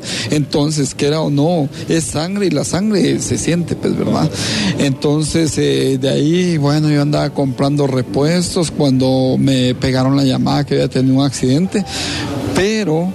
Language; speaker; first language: Spanish; native; Spanish